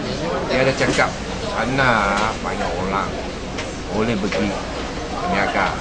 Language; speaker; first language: Indonesian; non-native, local second language; Chinese